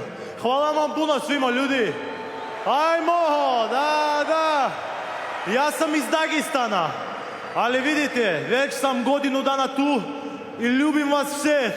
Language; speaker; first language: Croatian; non-native, learner; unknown